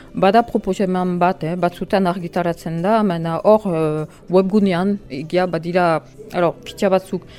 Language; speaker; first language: Basque; non-native, local second language; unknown